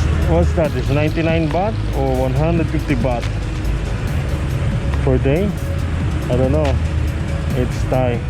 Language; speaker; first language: English; non-native, local second language; Filipino